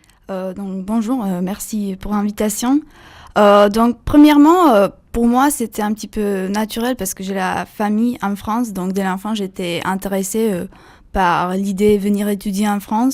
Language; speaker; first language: French; non-native, fluent; Slovak